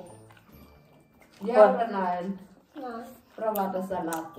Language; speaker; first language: German; non-native, learner; Filipino